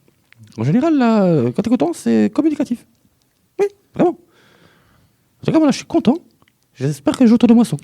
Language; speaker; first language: French; native; French